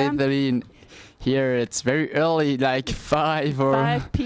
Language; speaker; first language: English; non-native, learner; French